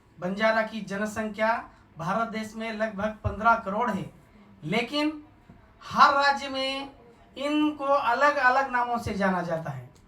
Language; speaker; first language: Hindi; non-native, local second language; Lambadi